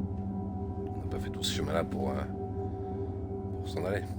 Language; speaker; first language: French; native; French